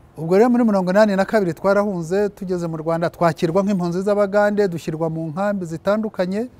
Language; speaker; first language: Kinyarwanda; early bilingual, heritage; Kinyarwanda